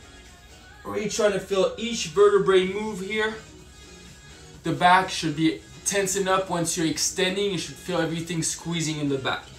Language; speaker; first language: English; native; English